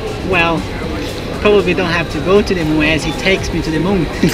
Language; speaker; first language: English; non-native, fluent; Portuguese